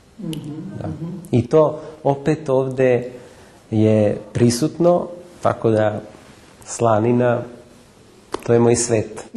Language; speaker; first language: Serbian; non-native, fluent; Italian